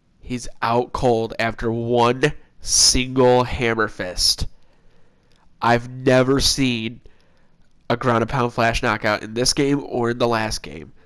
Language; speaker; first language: English; native; English